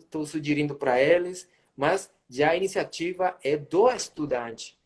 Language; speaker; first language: Portuguese; non-native, fluent; Spanish